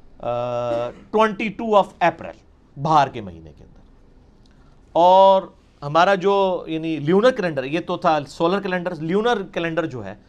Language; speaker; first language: Urdu; native; Urdu